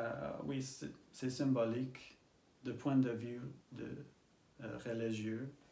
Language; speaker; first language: French; non-native, learner; English